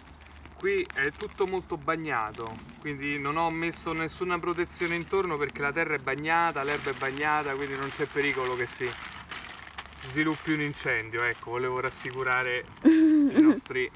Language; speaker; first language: Italian; native; Italian